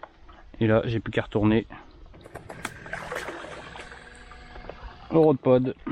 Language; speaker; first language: French; native; French